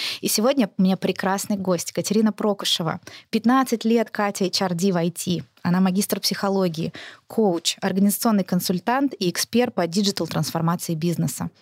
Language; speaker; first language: Russian; native; Russian